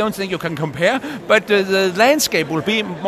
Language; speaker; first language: English; non-native, fluent; Danish